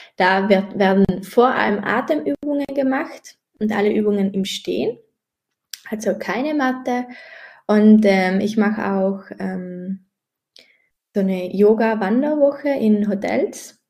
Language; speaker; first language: German; native; German